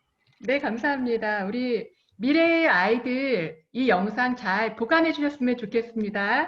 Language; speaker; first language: Korean; native; Korean